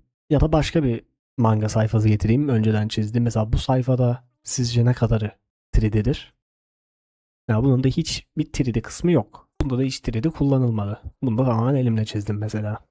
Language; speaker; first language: Turkish; native; Turkish